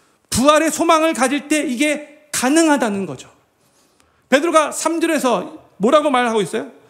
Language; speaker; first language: Korean; native; Korean